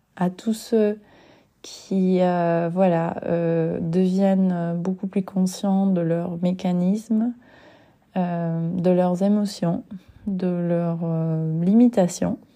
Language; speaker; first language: French; non-native, fluent; Spanish